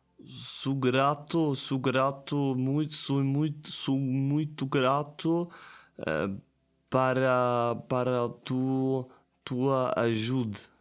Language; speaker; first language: Portuguese; non-native, learner; German